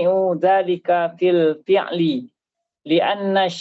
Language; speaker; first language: Arabic; non-native, learner; Indonesian